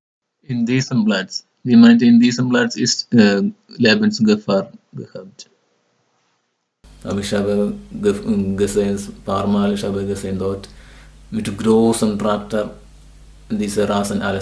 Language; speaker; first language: German; non-native, learner; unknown